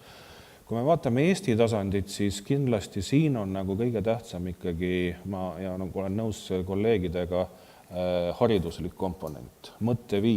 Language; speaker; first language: Estonian; native; Estonian